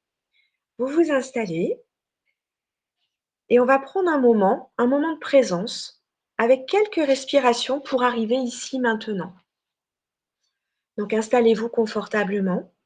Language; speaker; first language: French; native; French